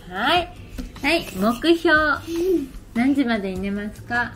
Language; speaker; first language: Japanese; native; Japanese